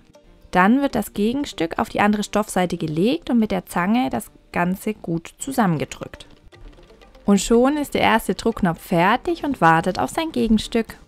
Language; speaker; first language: German; native; German